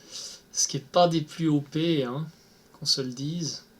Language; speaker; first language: French; native; French